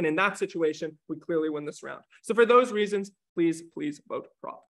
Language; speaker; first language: English; native; English